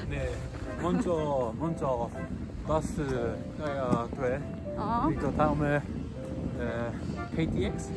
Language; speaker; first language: Korean; non-native, learner; Polish